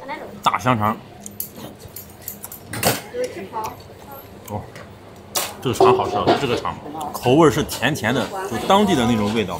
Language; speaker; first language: Chinese; native; Chinese